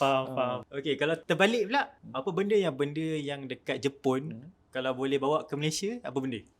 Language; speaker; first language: Malay; native; Malay